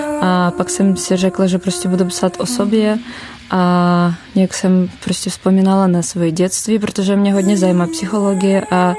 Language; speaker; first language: Czech; non-native, fluent; Russian